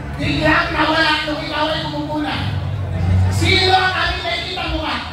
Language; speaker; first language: Filipino; non-native, local second language; Iloko